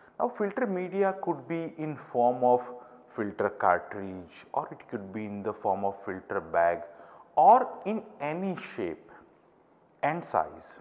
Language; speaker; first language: English; non-native, local second language; Gujarati